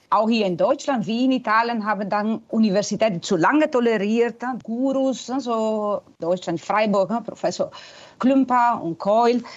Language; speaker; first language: German; non-native, fluent; Italian